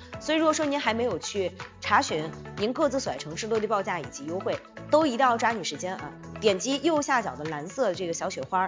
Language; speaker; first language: Chinese; native; Chinese